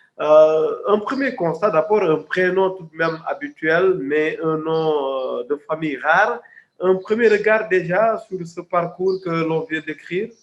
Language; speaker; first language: French; non-native, local second language; Wolof